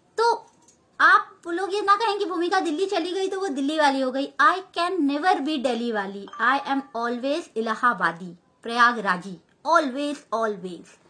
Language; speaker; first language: Hindi; native; Hindi